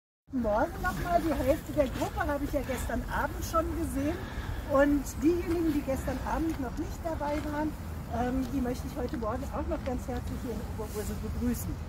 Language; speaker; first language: German; native; German